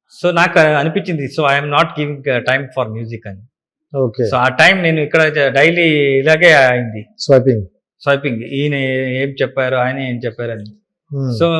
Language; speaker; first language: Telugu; non-native, learner; Kannada